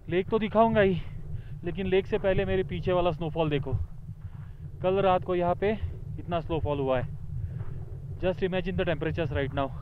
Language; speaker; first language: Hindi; non-native, local second language; Marathi